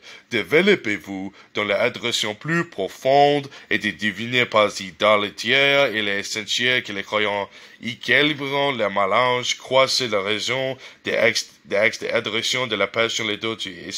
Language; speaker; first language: French; non-native, learner; English